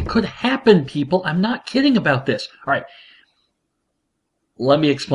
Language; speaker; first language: English; native; English